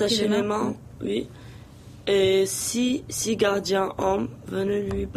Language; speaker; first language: French; non-native, local second language; Arabic